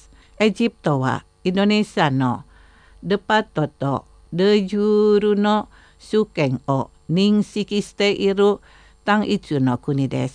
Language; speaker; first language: Japanese; non-native, fluent; Indonesian